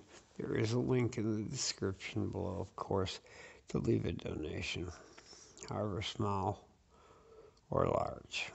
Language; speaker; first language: English; native; English